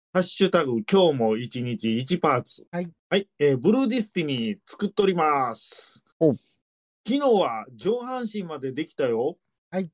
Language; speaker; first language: Japanese; native; Japanese